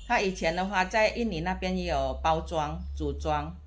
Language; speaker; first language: Chinese; non-native, fluent; Indonesian